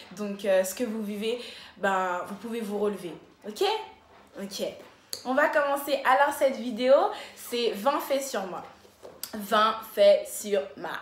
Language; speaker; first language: French; early bilingual, other home language; Lingala